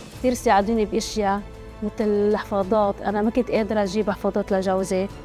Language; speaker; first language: Arabic; native; Arabic